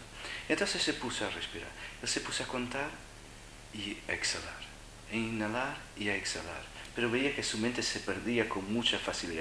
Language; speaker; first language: Spanish; non-native, fluent; Portuguese